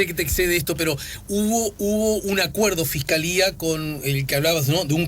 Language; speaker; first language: Spanish; native; Spanish